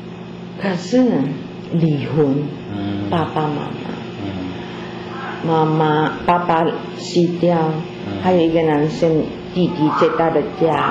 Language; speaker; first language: Chinese; non-native, learner; Filipino